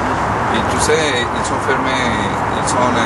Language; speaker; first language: French; non-native, learner; Spanish